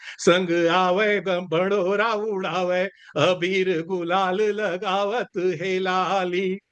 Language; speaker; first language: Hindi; native; Hindi